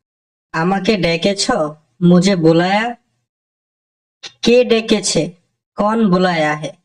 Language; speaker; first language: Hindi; non-native, fluent; Bangla